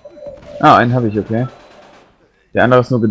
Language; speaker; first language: German; native; German